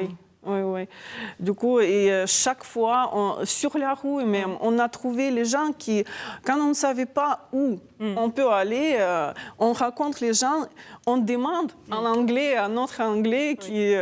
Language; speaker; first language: French; non-native, fluent; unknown